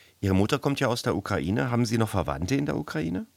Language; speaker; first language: German; native; German